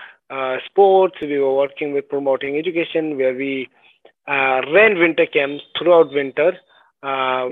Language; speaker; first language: English; non-native, local second language; Ladakhi